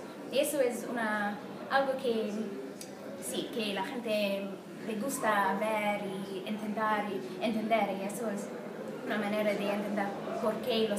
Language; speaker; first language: Spanish; non-native, fluent; English